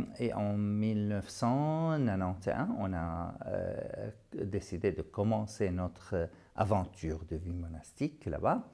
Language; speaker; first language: French; non-native, fluent; Arabic